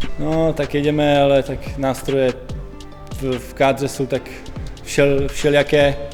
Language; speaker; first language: Polish; non-native, learner; Czech